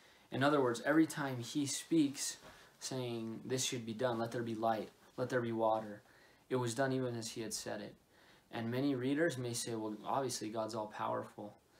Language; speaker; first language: English; native; English